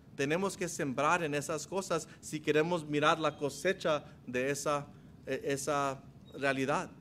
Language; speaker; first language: Spanish; non-native, fluent; English